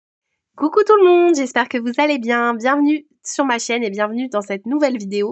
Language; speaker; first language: French; native; French